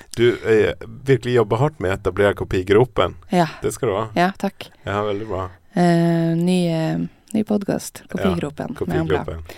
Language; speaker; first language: Norwegian; native; Norwegian